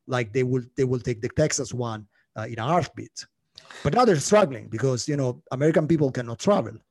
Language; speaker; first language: English; non-native, fluent; Italian